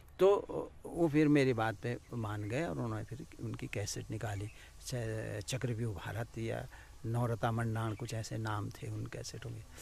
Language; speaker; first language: Hindi; non-native, local second language; Garhwali